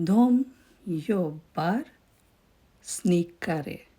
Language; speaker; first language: Swedish; non-native, fluent; Urdu